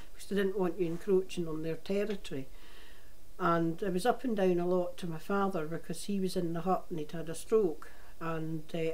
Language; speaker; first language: English; native; English